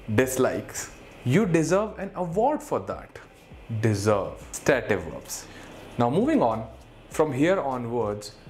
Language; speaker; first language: Hindi; native; Hindi